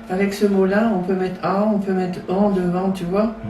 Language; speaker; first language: French; native; French